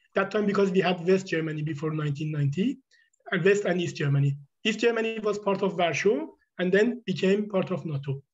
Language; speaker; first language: English; non-native, fluent; Persian